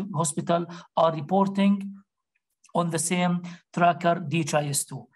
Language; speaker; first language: English; non-native, fluent; Arabic